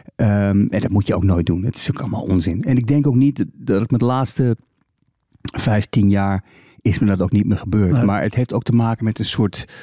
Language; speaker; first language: Dutch; native; Dutch